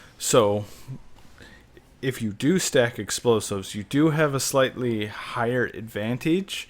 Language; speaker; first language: English; native; English